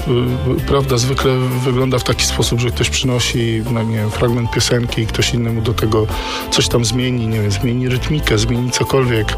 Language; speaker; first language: Polish; native; Polish